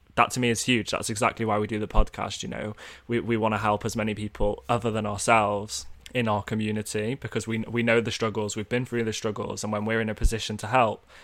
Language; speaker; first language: English; native; English